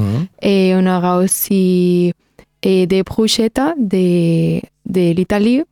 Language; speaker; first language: French; non-native, learner; Spanish